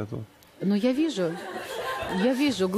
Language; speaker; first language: Russian; native; Russian